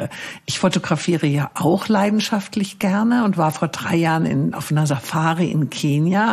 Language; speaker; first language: German; native; German